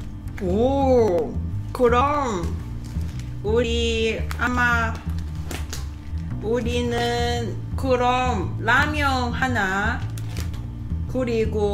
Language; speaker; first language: Korean; non-native, learner; Cantonese